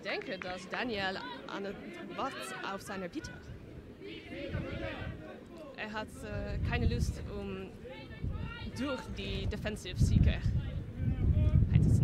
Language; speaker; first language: German; non-native, learner; Dutch